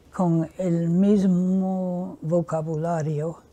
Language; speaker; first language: Spanish; non-native, fluent; English